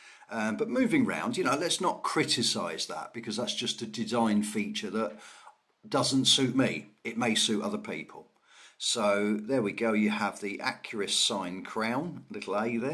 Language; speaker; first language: English; native; English